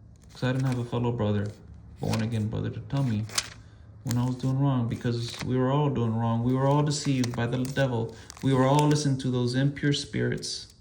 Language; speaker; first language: English; native; English